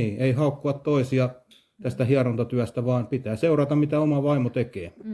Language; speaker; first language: Finnish; native; Finnish